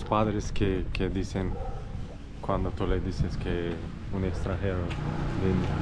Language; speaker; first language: Spanish; non-native, learner; Romanian